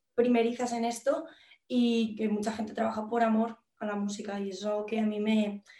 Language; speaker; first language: Spanish; native; Spanish